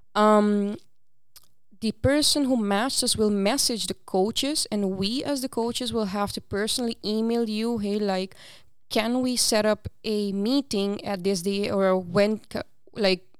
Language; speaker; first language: English; non-native, fluent; Papiamento